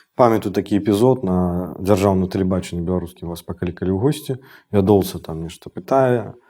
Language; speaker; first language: Belarusian; non-native, local second language; Russian